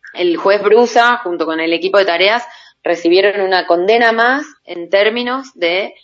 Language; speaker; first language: Spanish; native; Spanish